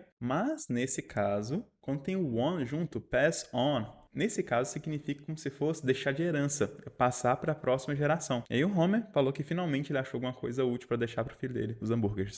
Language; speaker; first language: Portuguese; native; Portuguese